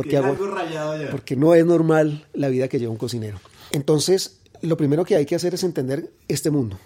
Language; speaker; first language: Spanish; native; Spanish